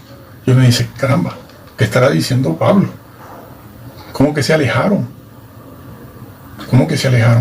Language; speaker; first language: Spanish; native; Spanish